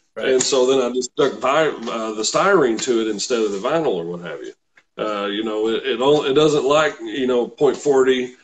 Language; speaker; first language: English; native; English